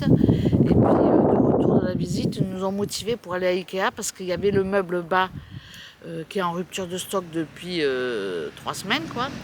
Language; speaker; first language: French; native; French